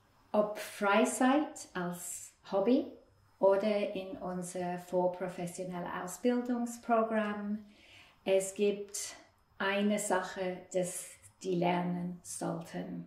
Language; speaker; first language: German; non-native, fluent; English